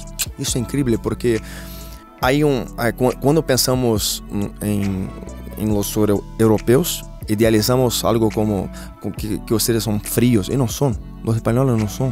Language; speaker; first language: Spanish; non-native, fluent; Portuguese